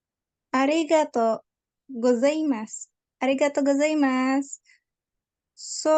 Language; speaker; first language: Japanese; non-native, learner; Indonesian